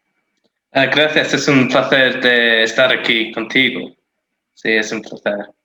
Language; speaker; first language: Spanish; non-native, fluent; English